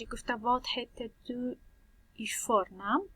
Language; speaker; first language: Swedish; non-native, learner; Persian